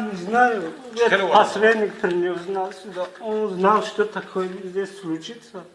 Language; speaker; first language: Russian; non-native, learner; Tajik